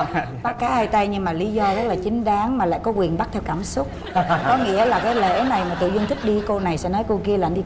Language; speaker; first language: Vietnamese; native; Vietnamese